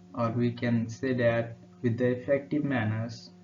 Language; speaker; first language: English; non-native, local second language; Nepali